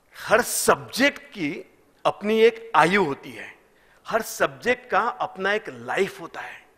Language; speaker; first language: Hindi; non-native, local second language; Marathi